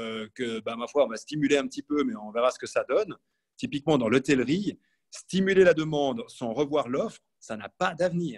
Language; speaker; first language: French; native; French